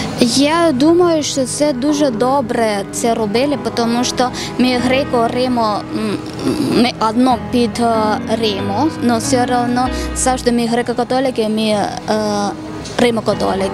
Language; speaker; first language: Ukrainian; non-native, learner; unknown